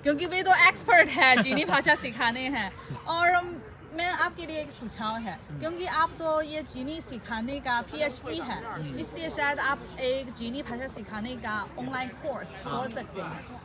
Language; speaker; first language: Hindi; non-native, fluent; Chinese